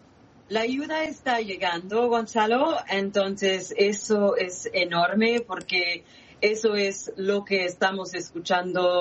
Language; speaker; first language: Spanish; non-native, fluent; Haitian Creole